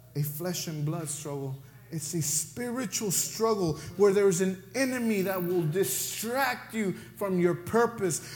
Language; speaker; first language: English; non-native, fluent; Spanish